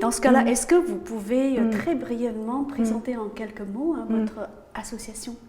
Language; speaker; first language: French; native; French